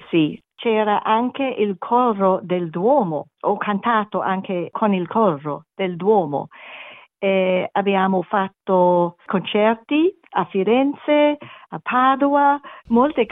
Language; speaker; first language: Italian; non-native, learner; German